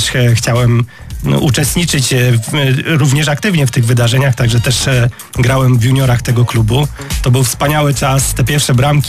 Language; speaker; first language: Polish; native; Polish